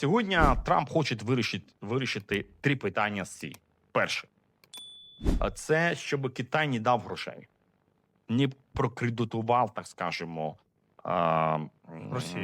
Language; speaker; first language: Ukrainian; non-native, fluent; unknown